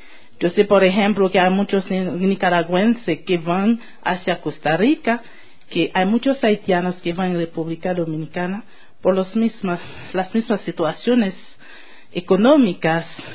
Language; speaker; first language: Spanish; non-native, fluent; Haitian Creole